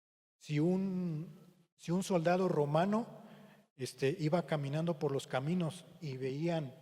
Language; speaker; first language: Spanish; native; Spanish